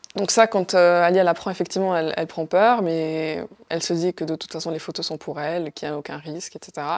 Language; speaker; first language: French; non-native, local second language; Arabic